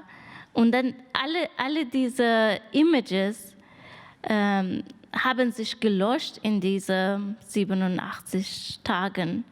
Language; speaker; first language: German; non-native, fluent; Persian